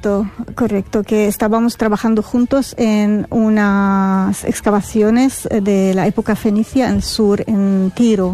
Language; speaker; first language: Spanish; non-native, fluent; Arabic